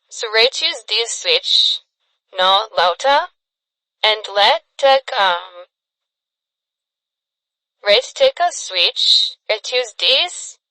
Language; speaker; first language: English; non-native, fluent; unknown